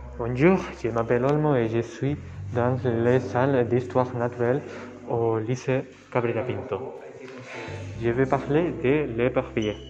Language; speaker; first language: French; non-native, learner; Spanish